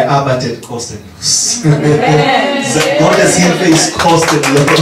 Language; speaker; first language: German; non-native, learner; English